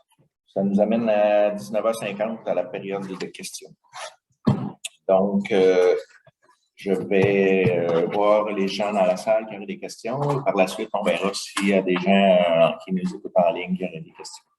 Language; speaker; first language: French; native; French